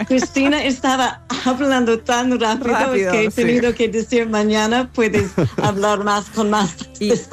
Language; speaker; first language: Spanish; non-native, learner; English